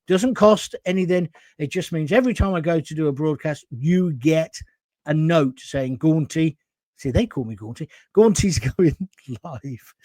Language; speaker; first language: English; native; English